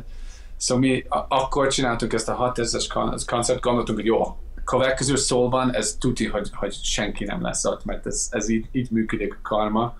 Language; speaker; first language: Hungarian; non-native, fluent; English